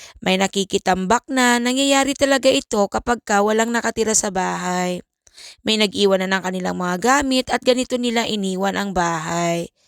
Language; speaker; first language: Filipino; native; Filipino